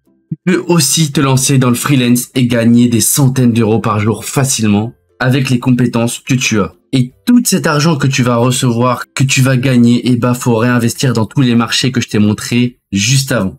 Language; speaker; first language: French; native; French